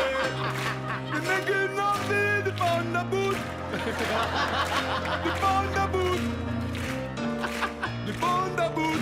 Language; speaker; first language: French; native; French